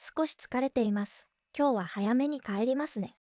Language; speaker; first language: Japanese; native; Japanese